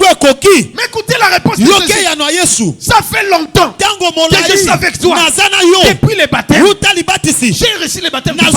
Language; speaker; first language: French; non-native, local second language; Lingala